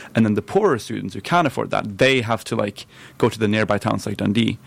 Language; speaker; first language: English; non-native, fluent; Norwegian